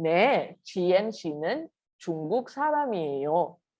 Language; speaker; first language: Korean; non-native, fluent; Malay